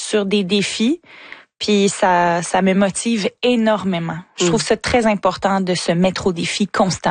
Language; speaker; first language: French; native; French